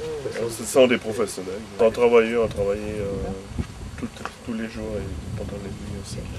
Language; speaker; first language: French; non-native, fluent; German